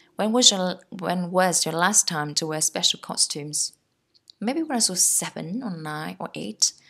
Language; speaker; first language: English; non-native, fluent; Vietnamese